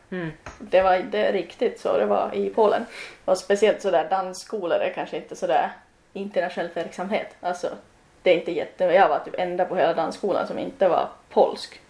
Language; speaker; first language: Swedish; non-native, local second language; Finnish